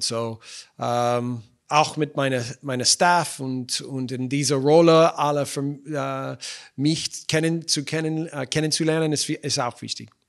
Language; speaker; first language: German; non-native, fluent; English